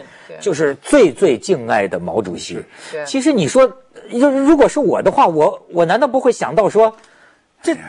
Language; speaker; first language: Chinese; native; Chinese